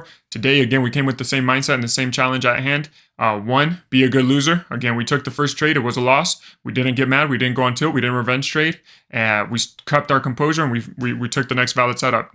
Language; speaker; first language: English; native; English